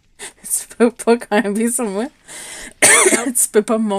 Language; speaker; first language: French; native; French